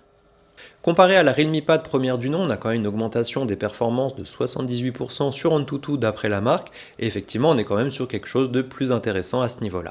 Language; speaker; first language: French; native; French